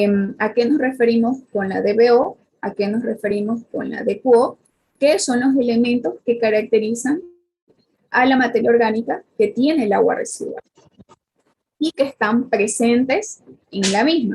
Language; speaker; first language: Spanish; native; Spanish